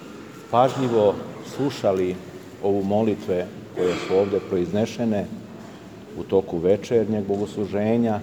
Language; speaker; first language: Serbian; native; Serbian